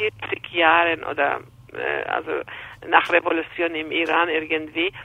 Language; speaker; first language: German; non-native, fluent; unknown